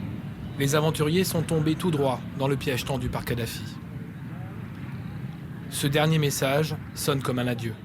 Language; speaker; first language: French; native; French